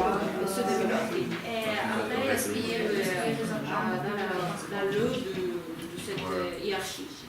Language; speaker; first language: French; non-native, learner; Ukrainian